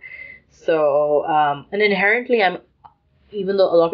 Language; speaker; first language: English; non-native, local second language; Urdu